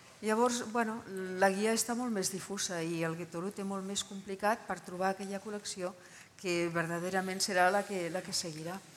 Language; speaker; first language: Catalan; non-native, local second language; Spanish